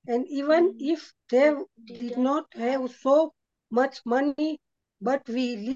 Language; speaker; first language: English; non-native, local second language; Gujarati